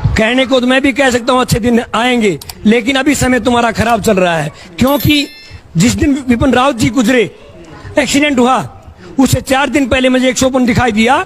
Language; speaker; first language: Hindi; native; Hindi